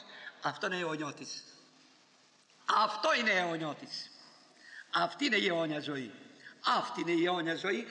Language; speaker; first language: Greek; native; Greek